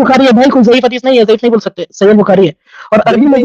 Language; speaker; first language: Hindi; native; Hindi